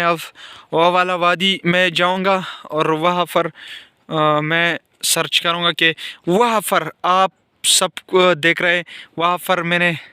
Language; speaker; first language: Hindi; non-native, local second language; Pashto